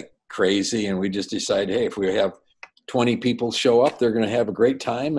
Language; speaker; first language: English; native; English